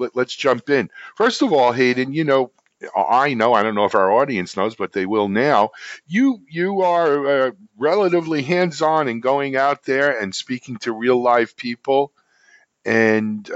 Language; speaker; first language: English; native; English